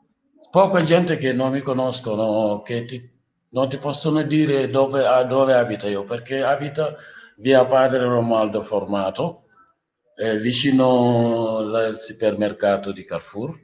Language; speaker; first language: Italian; non-native, learner; Wolof